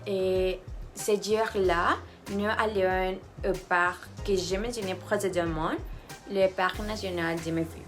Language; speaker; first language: French; non-native, learner; Spanish